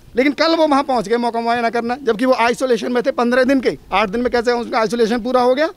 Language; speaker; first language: Hindi; native; Hindi